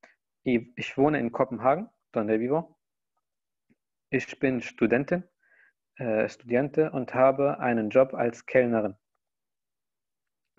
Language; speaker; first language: German; non-native, fluent; Spanish